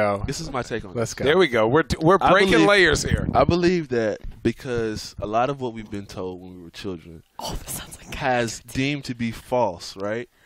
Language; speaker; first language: English; native; English